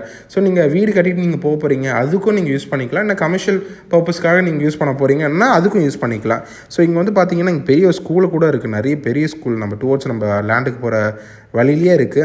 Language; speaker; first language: Tamil; native; Tamil